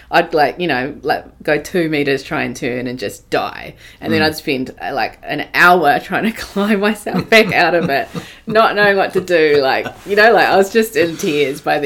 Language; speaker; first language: English; native; English